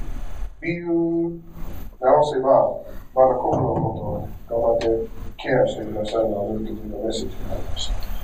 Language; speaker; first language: Japanese; non-native, learner; English